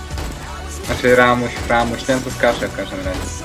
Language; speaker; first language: Polish; native; Polish